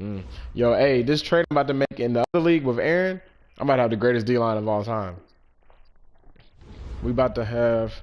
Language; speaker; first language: English; native; English